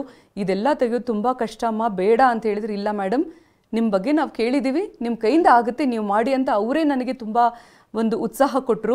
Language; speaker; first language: Kannada; native; Kannada